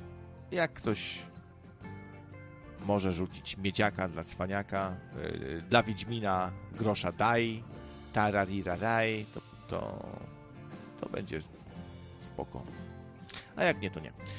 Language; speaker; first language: Polish; native; Polish